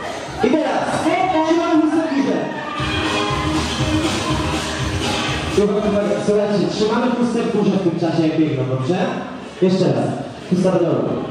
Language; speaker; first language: Polish; native; Polish